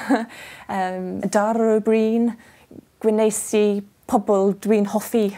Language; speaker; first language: Welsh; non-native, learner; English